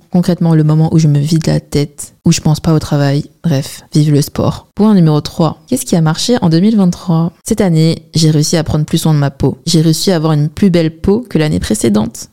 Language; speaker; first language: French; early bilingual, other home language; Chinese